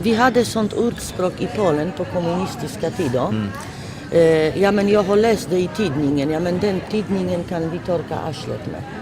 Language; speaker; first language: Swedish; non-native, fluent; Polish